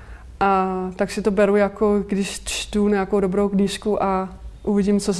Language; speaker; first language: Czech; non-native, fluent; Danish